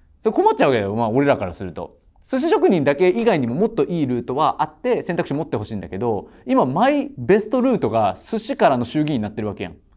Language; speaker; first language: Japanese; native; Japanese